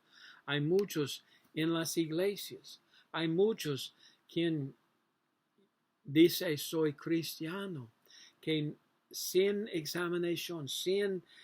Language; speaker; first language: Spanish; non-native, learner; English